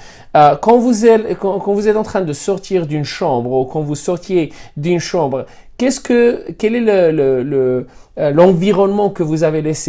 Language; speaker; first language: French; non-native, fluent; Spanish